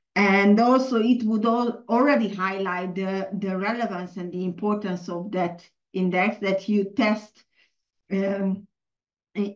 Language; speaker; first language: English; non-native, fluent; Hungarian